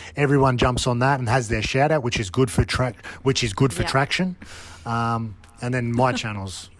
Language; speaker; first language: English; native; English